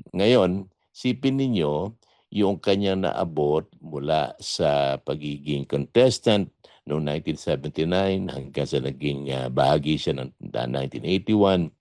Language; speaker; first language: Filipino; native; Filipino